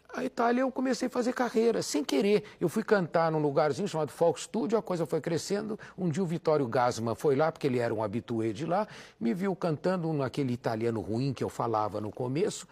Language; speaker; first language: Portuguese; native; Portuguese